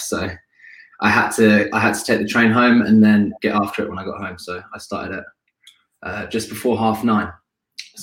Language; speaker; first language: English; native; English